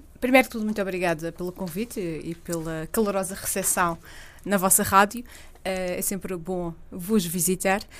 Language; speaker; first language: Portuguese; native; Portuguese